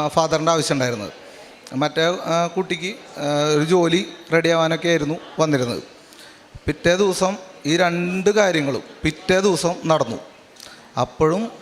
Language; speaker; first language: Malayalam; native; Malayalam